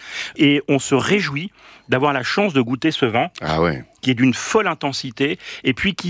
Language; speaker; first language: French; native; French